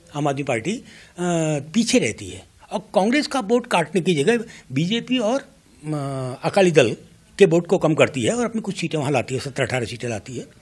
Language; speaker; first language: Hindi; native; Hindi